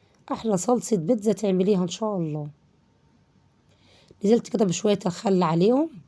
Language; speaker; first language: Arabic; native; Arabic